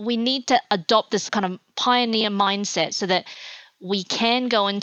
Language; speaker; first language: English; native; English